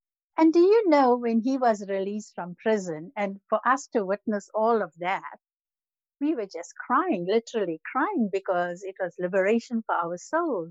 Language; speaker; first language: English; native; English